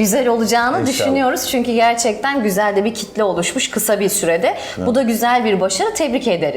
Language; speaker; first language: Turkish; native; Turkish